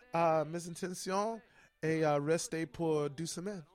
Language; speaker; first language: French; non-native, learner; English